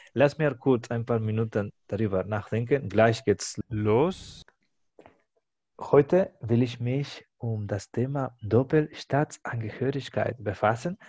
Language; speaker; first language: German; non-native, fluent; Spanish